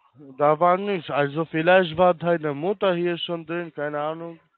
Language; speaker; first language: German; non-native, learner; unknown